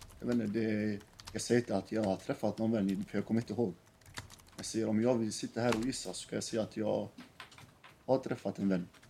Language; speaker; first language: Swedish; early bilingual, other home language; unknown